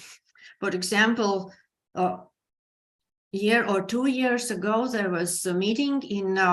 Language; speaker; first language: English; non-native, fluent; Latvian